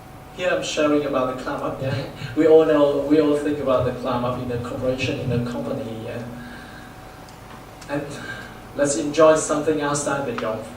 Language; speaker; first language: English; non-native, fluent; Vietnamese